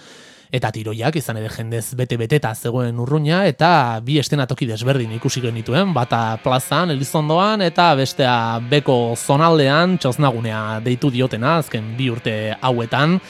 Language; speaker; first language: Basque; native; Basque